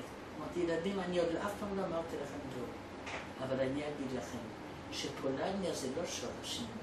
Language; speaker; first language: Hebrew; non-native, fluent; Polish